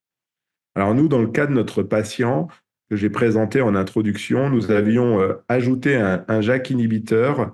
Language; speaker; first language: French; native; French